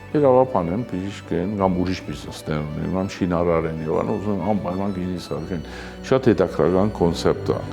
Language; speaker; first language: Armenian; early bilingual, heritage; Armenian